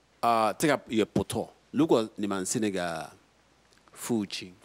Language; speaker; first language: Chinese; non-native, learner; French